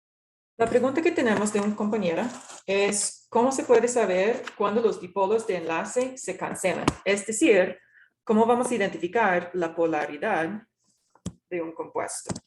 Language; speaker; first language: Spanish; non-native, fluent; English